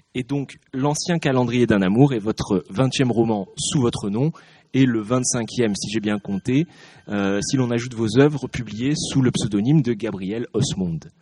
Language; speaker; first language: French; native; French